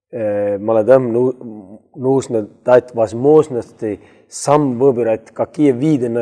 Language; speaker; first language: Russian; non-native, learner; Estonian